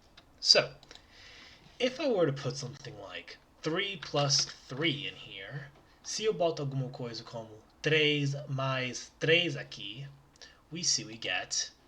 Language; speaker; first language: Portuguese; non-native, learner; English